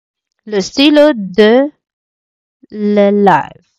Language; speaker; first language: French; non-native, local second language; Filipino